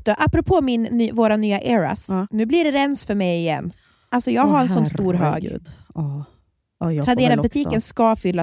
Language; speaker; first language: Swedish; native; Swedish